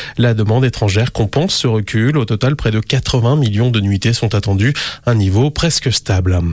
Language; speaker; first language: French; native; French